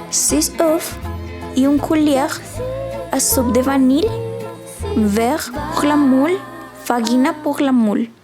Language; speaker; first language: French; non-native, learner; Spanish